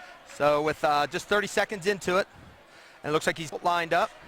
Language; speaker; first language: English; native; English